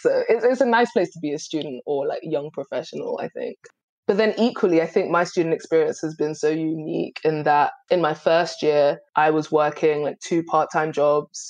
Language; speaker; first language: English; native; English